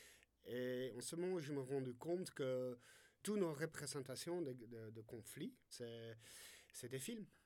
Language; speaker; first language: French; non-native, fluent; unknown